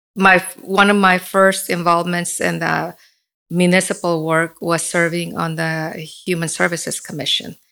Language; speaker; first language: English; early bilingual, other home language; Spanish